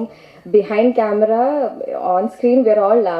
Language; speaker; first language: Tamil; non-native, learner; Malayalam